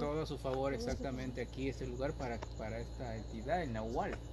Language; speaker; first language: Spanish; native; Spanish